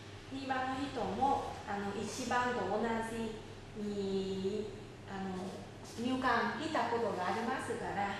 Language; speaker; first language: Japanese; non-native, fluent; Vietnamese